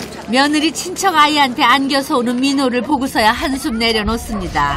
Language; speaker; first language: Korean; native; Korean